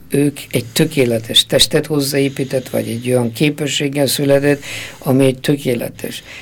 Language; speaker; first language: Hungarian; native; Hungarian